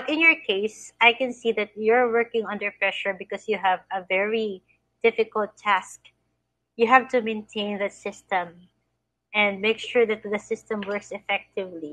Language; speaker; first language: English; non-native, fluent; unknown